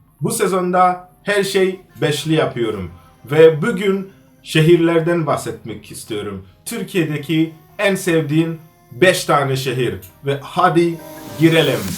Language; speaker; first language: Turkish; non-native, fluent; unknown